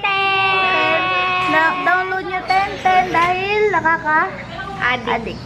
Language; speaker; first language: Filipino; native; Filipino